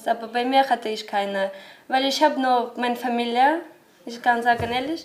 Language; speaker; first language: German; non-native, learner; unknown